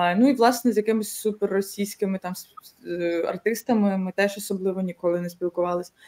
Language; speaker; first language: Ukrainian; native; Ukrainian